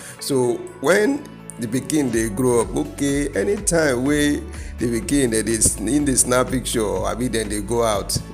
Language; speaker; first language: Nigerian Pidgin; non-native, local second language; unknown